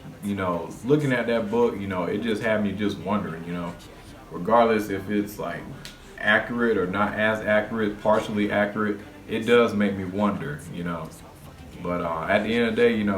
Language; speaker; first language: English; native; English